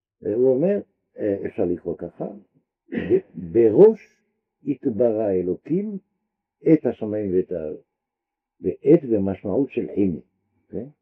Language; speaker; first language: Hebrew; non-native, fluent; French